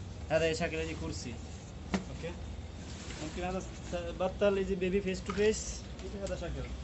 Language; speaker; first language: Arabic; non-native, learner; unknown